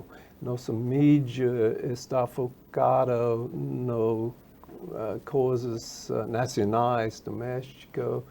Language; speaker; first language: Portuguese; non-native, fluent; English